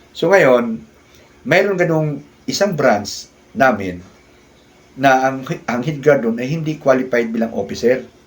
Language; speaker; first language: Filipino; non-native, local second language; Cebuano